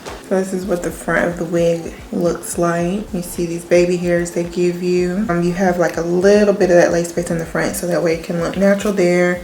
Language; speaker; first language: English; native; English